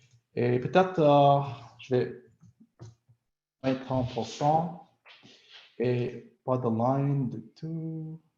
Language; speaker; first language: French; non-native, local second language; English